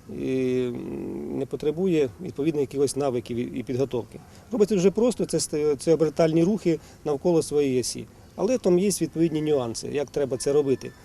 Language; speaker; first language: Ukrainian; non-native, local second language; Russian